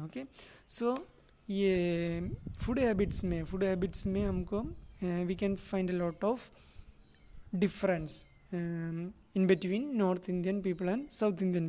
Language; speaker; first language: Hindi; non-native, local second language; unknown